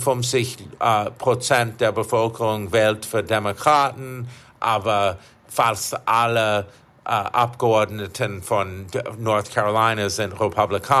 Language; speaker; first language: German; non-native, fluent; English